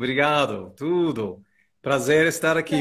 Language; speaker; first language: Portuguese; non-native, fluent; English